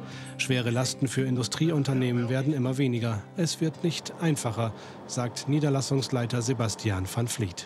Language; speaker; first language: German; native; German